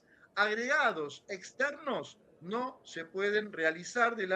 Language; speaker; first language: Spanish; native; Spanish